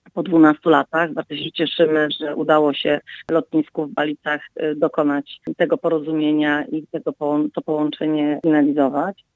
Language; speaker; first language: Polish; native; Polish